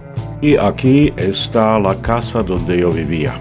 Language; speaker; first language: Spanish; non-native, fluent; Czech